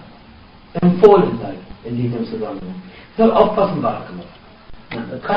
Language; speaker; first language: German; non-native, fluent; Arabic